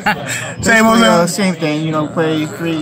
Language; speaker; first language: English; native; English